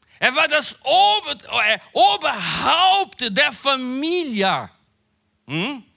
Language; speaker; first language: German; non-native, learner; Portuguese